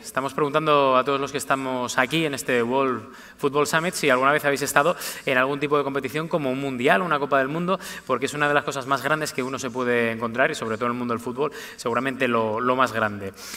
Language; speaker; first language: Spanish; native; Spanish